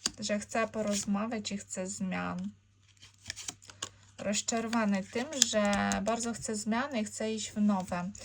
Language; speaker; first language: Polish; non-native, learner; Ukrainian